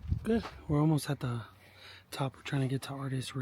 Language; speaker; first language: English; native; English